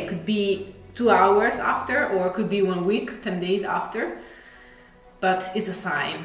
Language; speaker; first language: English; non-native, fluent; Italian